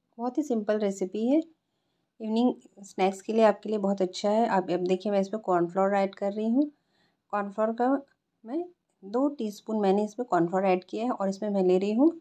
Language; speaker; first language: Hindi; native; Hindi